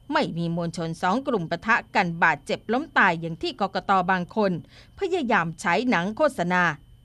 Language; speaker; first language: Thai; native; Thai